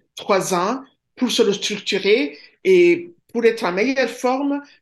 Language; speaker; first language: French; non-native, local second language; Kinyarwanda